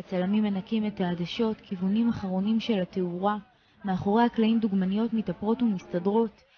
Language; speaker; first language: Hebrew; native; Hebrew